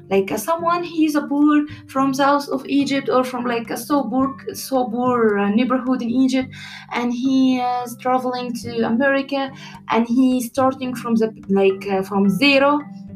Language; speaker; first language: English; non-native, learner; Arabic